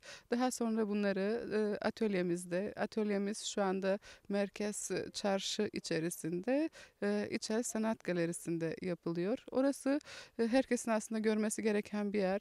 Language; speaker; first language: Turkish; native; Turkish